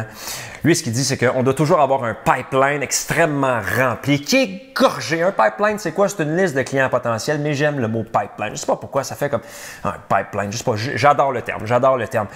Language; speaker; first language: French; native; French